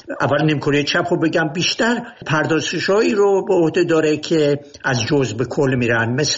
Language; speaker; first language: Persian; native; Persian